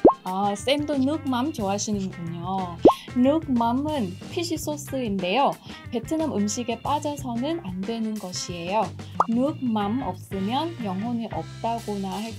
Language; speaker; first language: Korean; non-native, fluent; Vietnamese